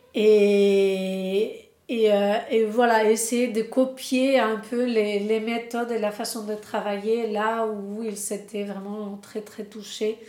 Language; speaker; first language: French; non-native, fluent; Spanish